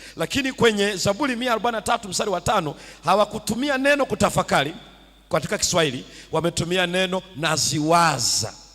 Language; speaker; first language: Swahili; native; Swahili